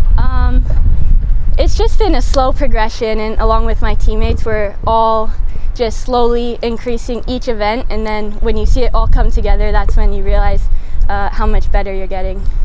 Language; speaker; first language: English; native; English